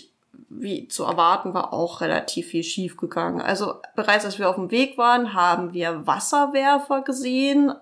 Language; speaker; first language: German; native; German